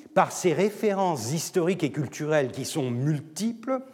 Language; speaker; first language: French; non-native, fluent; Turkish